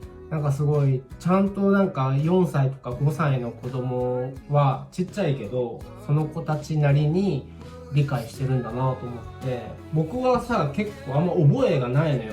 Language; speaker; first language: Japanese; native; Japanese